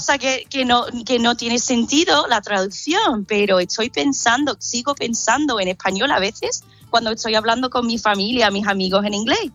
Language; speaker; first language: Spanish; non-native, fluent; English